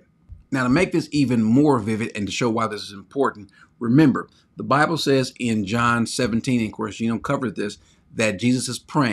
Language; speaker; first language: English; native; English